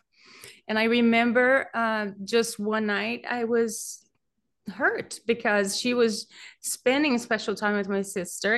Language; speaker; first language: English; non-native, fluent; Portuguese